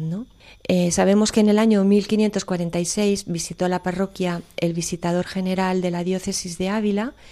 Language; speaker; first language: Spanish; native; Spanish